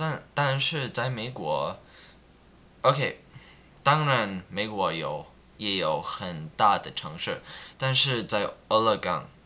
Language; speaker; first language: Chinese; non-native, learner; English